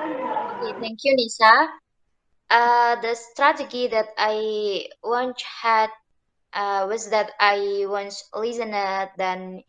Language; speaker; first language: English; non-native, learner; Indonesian